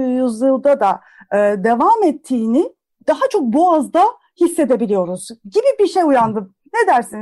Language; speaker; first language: Turkish; native; Turkish